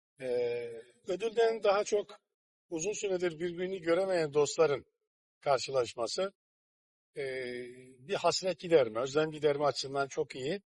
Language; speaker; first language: Turkish; native; Turkish